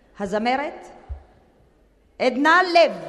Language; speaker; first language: Hebrew; native; Hebrew